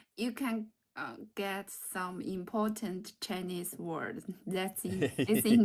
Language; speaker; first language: English; non-native, learner; Chinese